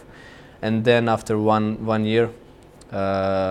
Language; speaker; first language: English; non-native, fluent; Croatian